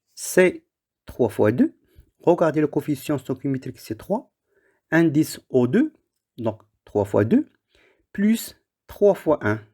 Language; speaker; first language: French; non-native, local second language; Arabic